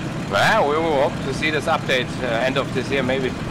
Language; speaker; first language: English; non-native, fluent; German